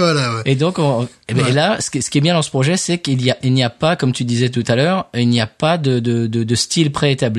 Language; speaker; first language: French; native; French